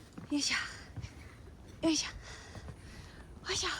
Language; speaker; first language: Korean; non-native, learner; Japanese